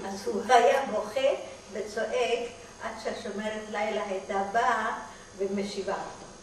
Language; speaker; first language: Hebrew; non-native, fluent; German